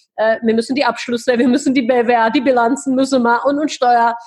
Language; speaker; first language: German; non-native, fluent; Czech